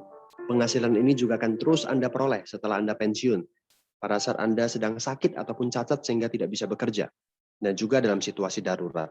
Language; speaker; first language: Indonesian; native; Indonesian